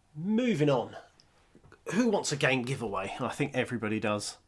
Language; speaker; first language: English; native; English